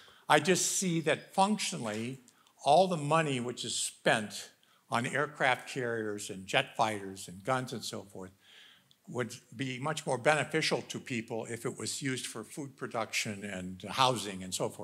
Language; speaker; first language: English; native; English